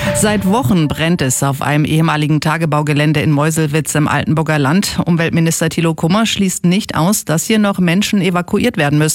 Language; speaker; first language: German; native; German